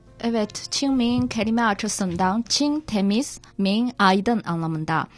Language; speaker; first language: Turkish; non-native, fluent; Chinese